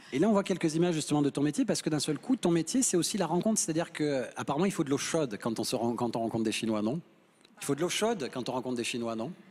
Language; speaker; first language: French; native; French